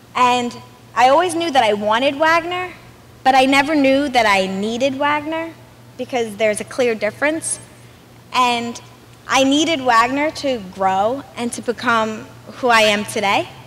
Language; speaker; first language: English; native; English